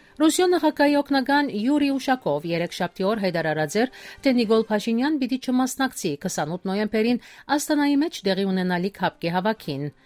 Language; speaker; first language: Armenian; early bilingual, heritage; Armenian